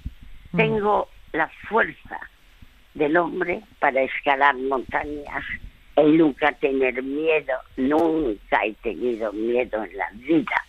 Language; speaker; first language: Spanish; early bilingual, other home language; French